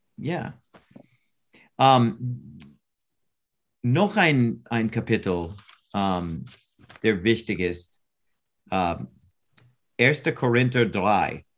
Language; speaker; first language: German; non-native, learner; English